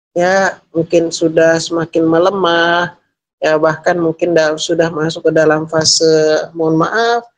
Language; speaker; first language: Indonesian; native; Indonesian